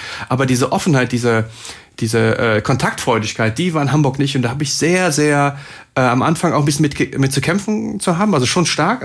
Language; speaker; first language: German; native; German